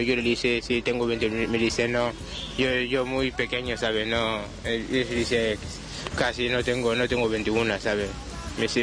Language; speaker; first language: Spanish; non-native, learner; Wolof